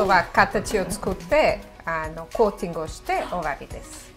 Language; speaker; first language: Japanese; non-native, fluent; Serbian